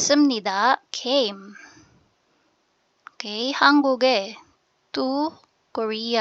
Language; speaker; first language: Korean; non-native, fluent; Filipino